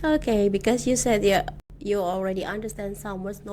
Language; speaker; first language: English; non-native, fluent; Indonesian